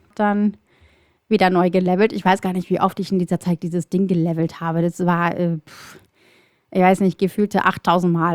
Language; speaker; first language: German; native; German